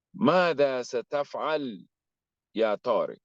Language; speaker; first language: Arabic; non-native, fluent; English